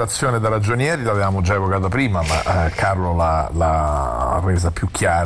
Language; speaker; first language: Italian; native; Italian